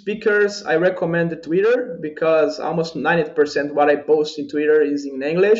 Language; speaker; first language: English; non-native, fluent; Portuguese